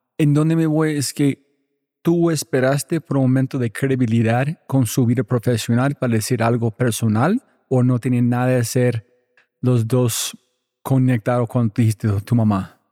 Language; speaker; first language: Spanish; non-native, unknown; English